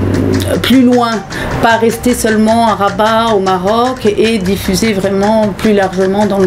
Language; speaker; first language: French; native; French